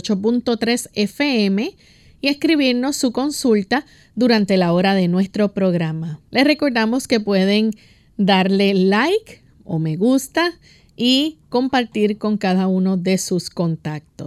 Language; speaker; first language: Spanish; native; Spanish